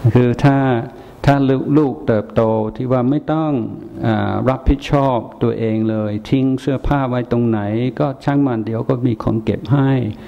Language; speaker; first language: Thai; non-native, fluent; English